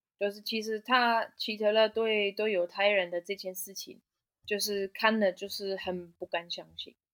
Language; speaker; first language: Chinese; non-native, fluent; German